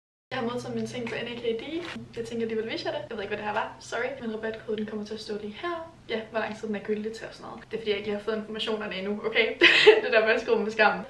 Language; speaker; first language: Danish; native; Danish